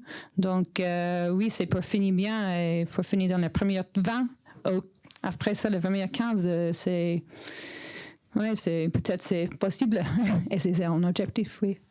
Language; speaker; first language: French; non-native, learner; English